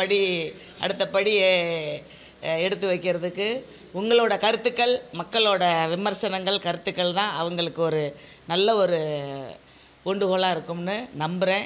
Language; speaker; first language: Tamil; native; Tamil